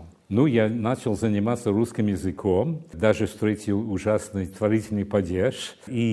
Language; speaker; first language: Russian; non-native, fluent; English